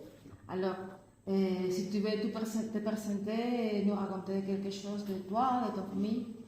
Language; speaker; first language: French; non-native, fluent; Spanish